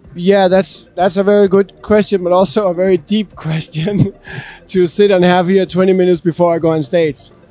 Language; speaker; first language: English; non-native, fluent; Danish